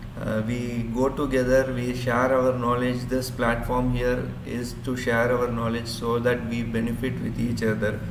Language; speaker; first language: English; non-native, local second language; Urdu